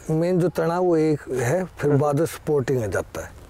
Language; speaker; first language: Hindi; native; Hindi